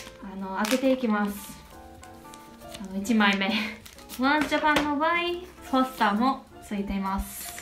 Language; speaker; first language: Japanese; non-native, learner; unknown